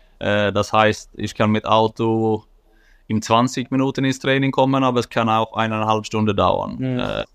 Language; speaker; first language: German; non-native, fluent; Swedish